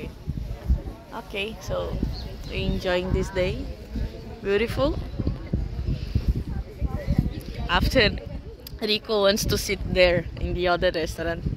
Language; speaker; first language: English; non-native, learner; Portuguese